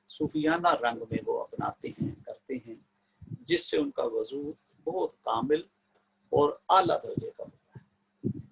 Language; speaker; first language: Urdu; native; Urdu